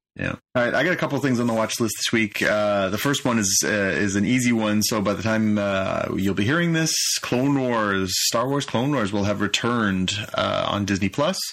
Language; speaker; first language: English; native; English